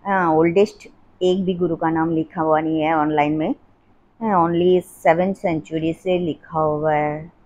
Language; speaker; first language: Hindi; non-native, local second language; Assamese